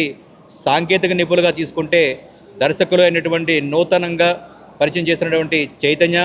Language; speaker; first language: Telugu; native; Telugu